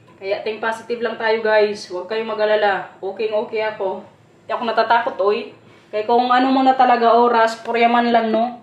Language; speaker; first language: Filipino; non-native, local second language; Waray